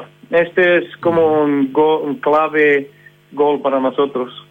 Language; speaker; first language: Spanish; non-native, fluent; English